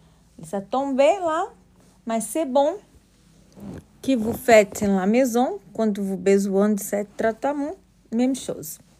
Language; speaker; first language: French; non-native, learner; Portuguese